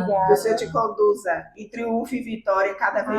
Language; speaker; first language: Portuguese; native; Portuguese